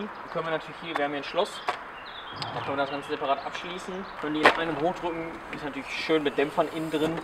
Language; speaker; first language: German; native; German